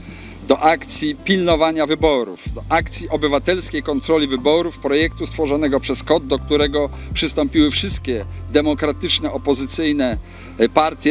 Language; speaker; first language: Polish; native; Polish